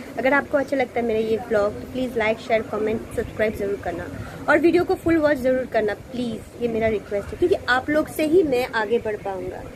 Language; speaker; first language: Hindi; non-native, local second language; Bangla